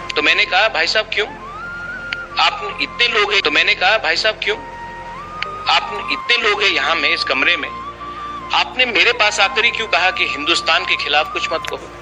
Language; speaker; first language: Hindi; non-native, local second language; Kok Borok